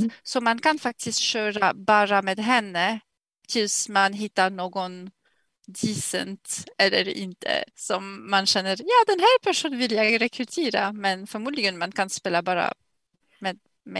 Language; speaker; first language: Swedish; non-native, fluent; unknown